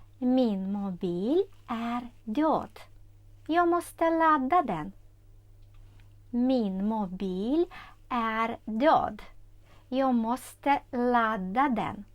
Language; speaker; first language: Swedish; non-native, fluent; Ukrainian